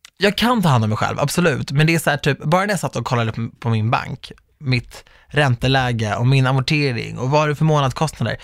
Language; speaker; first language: Swedish; native; Swedish